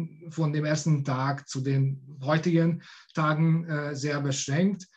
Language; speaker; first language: German; non-native, fluent; Hungarian